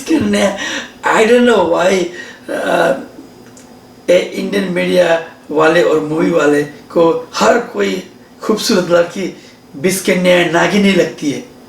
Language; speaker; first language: Hindi; non-native, learner; Nepali